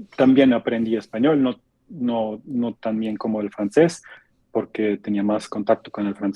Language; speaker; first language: Spanish; non-native, fluent; German